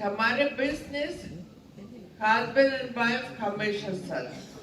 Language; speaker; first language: Hindi; non-native, learner; Ukrainian